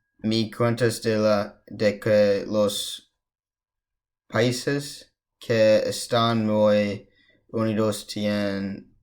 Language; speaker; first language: Spanish; non-native, learner; English